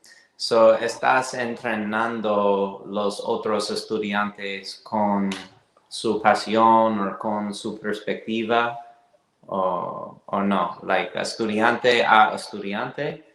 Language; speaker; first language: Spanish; non-native, learner; English